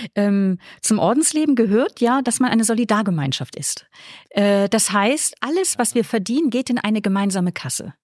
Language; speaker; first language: German; native; German